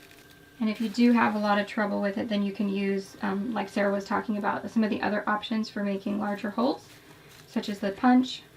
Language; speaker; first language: English; native; English